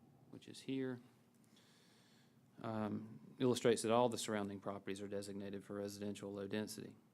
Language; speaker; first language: English; native; English